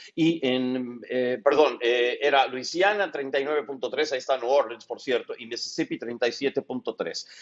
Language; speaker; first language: Spanish; early bilingual, heritage; Spanish